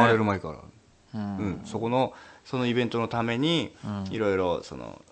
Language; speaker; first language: Japanese; native; Japanese